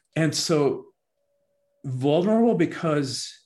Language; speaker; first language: English; early bilingual, other home language; Spanish